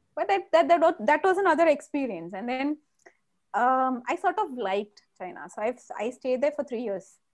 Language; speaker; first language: English; non-native, local second language; Malayalam